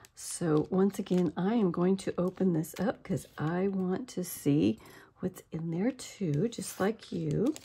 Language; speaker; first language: English; native; English